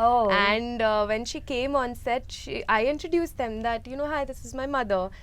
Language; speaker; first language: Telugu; non-native, learner; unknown